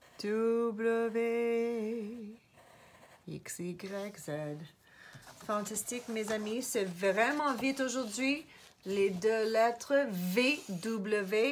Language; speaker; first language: French; non-native, fluent; English